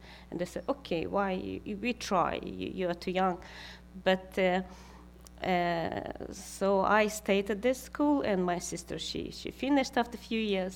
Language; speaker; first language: English; non-native, fluent; Kazakh